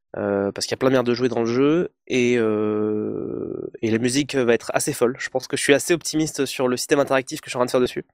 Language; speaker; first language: French; native; French